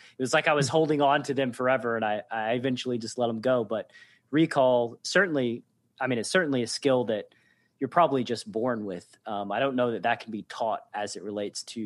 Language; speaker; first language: English; native; English